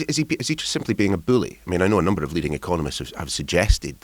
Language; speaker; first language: English; native; English